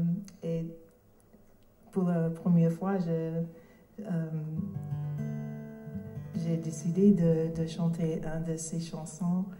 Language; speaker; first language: French; non-native, learner; English